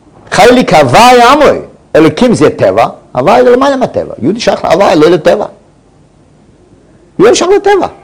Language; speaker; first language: Hebrew; non-native, fluent; Yiddish